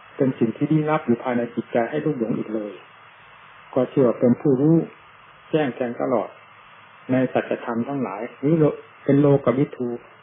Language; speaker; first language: Thai; native; Thai